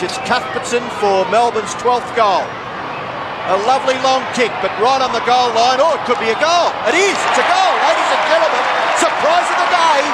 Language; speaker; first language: English; native; English